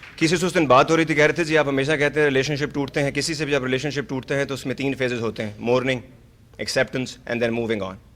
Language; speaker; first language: Urdu; non-native, local second language; Pashto